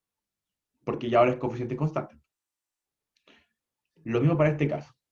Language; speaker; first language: Spanish; native; Spanish